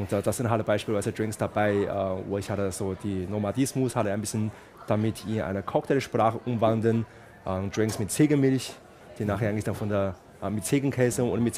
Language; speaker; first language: German; non-native, fluent; Chinese